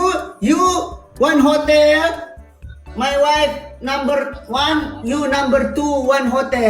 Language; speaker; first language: English; non-native, learner; Indonesian